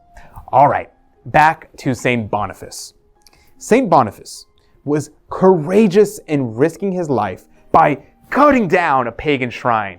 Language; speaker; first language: English; native; English